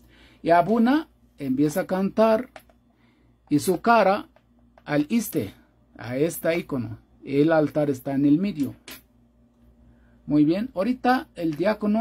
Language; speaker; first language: Spanish; non-native, fluent; Arabic